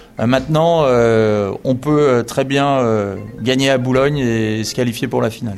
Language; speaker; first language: French; native; French